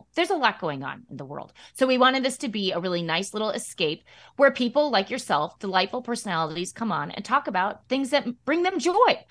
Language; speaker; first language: English; native; English